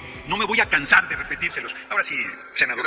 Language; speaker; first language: Spanish; native; Spanish